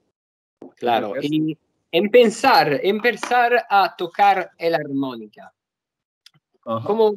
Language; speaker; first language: Spanish; non-native, learner; Italian